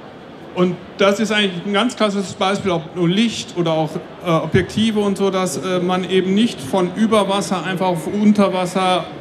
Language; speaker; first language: German; native; German